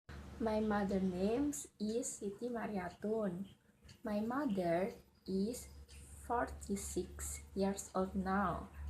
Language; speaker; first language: English; non-native, learner; Indonesian